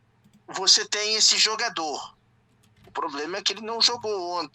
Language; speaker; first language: Portuguese; native; Portuguese